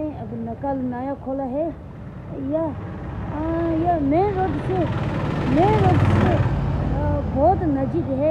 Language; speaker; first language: Hindi; non-native, local second language; Tibetan